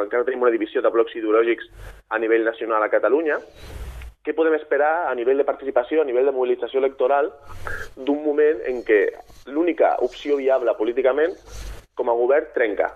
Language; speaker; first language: Catalan; native; Catalan